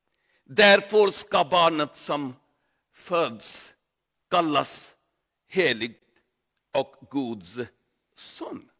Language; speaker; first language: Swedish; non-native, learner; Urdu